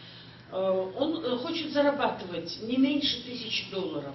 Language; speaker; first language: Russian; non-native, local second language; Kyrgyz